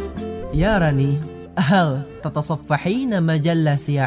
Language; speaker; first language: Arabic; non-native, fluent; Indonesian